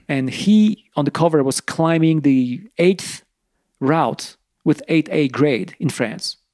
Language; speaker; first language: English; non-native, fluent; Polish